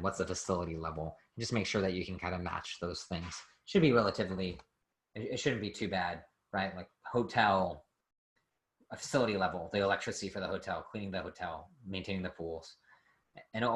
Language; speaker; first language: English; native; English